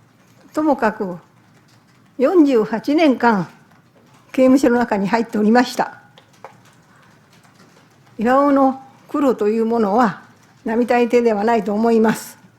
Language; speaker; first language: Japanese; native; Japanese